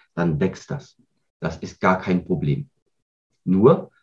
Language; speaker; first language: German; native; German